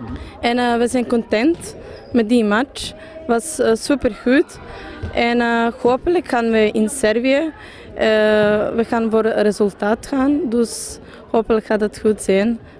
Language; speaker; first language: Dutch; non-native, fluent; Serbian